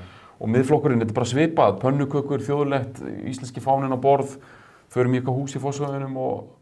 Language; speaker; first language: Icelandic; native; Icelandic